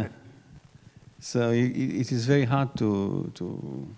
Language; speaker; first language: English; non-native, fluent; Romanian